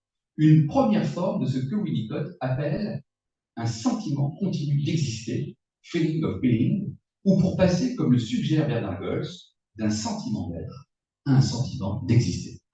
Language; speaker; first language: French; native; French